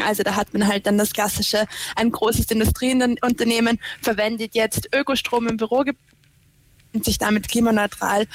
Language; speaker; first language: German; native; German